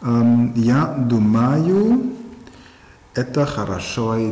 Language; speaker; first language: Russian; non-native, learner; German